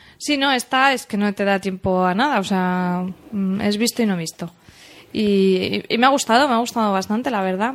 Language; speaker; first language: Spanish; native; Spanish